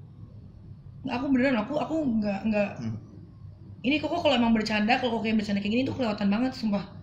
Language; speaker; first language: Indonesian; native; Indonesian